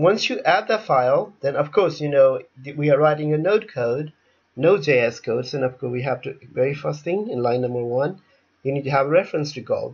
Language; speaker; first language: English; non-native, fluent; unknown